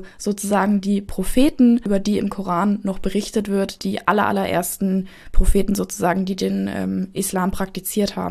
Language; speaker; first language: German; native; German